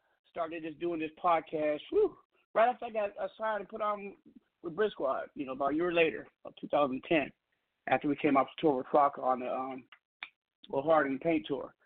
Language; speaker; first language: English; native; English